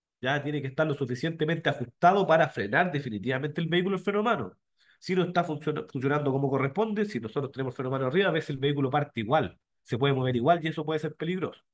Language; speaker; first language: Spanish; native; Spanish